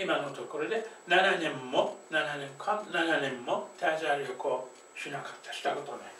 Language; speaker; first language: Japanese; non-native, fluent; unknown